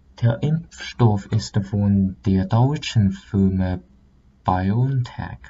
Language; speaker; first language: German; non-native, learner; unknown